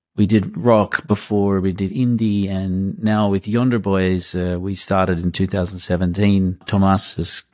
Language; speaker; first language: English; native; English